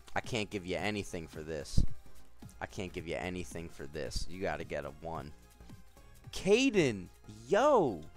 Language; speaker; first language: English; native; English